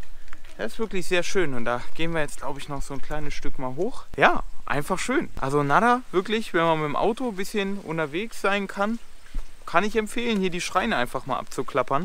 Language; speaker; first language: German; native; German